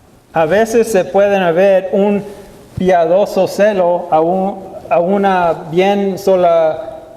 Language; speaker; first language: Spanish; non-native, learner; English